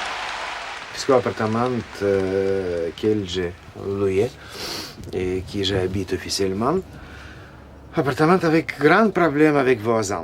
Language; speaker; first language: French; non-native, learner; Russian